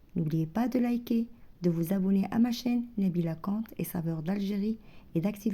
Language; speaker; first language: French; non-native, local second language; Arabic